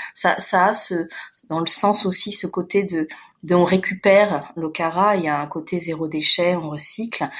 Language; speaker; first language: French; native; French